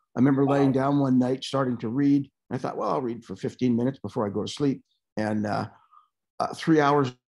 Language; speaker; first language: English; native; English